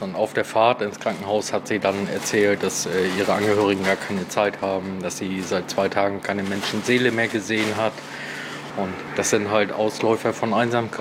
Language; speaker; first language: German; native; German